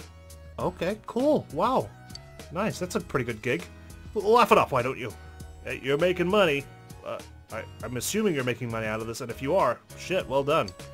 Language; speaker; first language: English; native; English